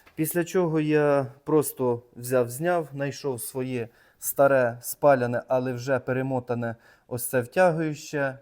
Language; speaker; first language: Ukrainian; native; Ukrainian